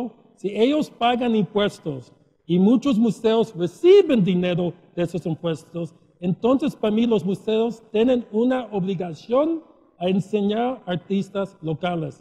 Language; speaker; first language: Spanish; early bilingual, heritage; Spanish